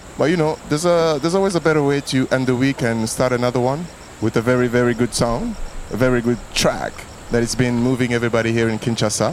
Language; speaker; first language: English; non-native, fluent; Lingala